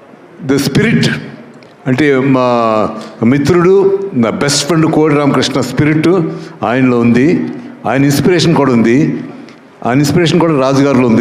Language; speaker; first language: Telugu; native; Telugu